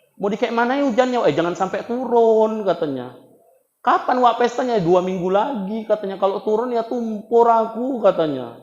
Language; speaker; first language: Indonesian; native; Indonesian